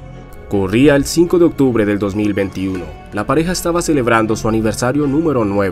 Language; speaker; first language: Spanish; native; Spanish